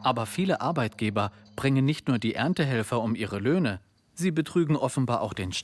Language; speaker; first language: German; native; German